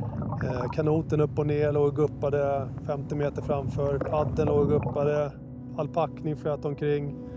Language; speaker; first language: Swedish; native; Swedish